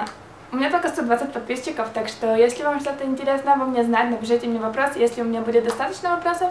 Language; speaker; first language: Russian; early bilingual, heritage; Russian